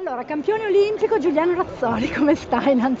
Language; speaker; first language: Italian; native; Italian